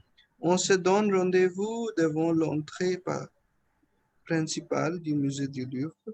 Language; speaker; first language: French; non-native, fluent; Hindi